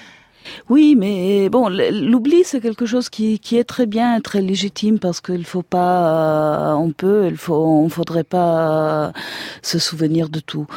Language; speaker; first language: French; non-native, fluent; German